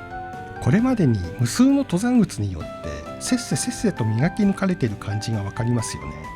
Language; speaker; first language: Japanese; native; Japanese